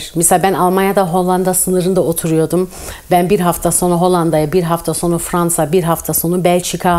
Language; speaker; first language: Turkish; early bilingual, heritage; Turkish